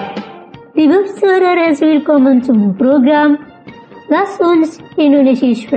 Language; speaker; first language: German; non-native, fluent; Indonesian